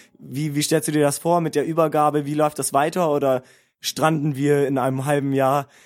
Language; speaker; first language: German; native; German